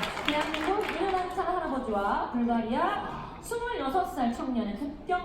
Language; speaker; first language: Korean; native; Korean